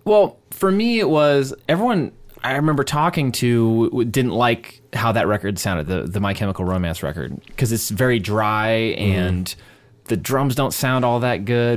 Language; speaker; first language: English; native; English